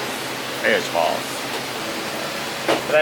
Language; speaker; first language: Japanese; native; Japanese